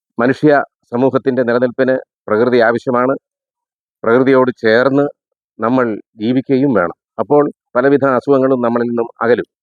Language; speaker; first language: Malayalam; native; Malayalam